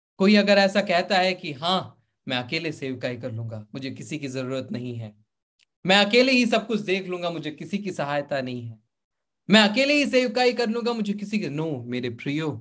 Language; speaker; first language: Hindi; native; Hindi